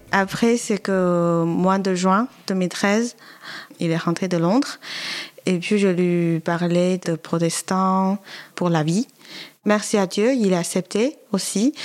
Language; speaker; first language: French; non-native, learner; Chinese